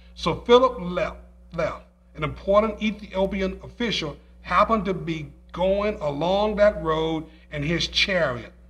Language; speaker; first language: English; native; English